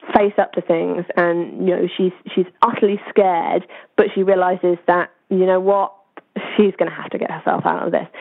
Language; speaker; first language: English; native; English